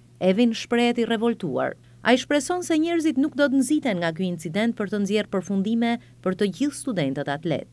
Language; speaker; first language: Albanian; native; Albanian